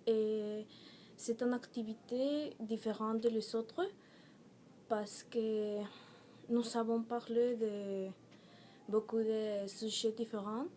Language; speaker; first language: French; non-native, learner; Spanish